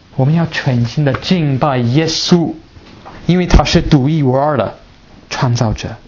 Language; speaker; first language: Chinese; native; Chinese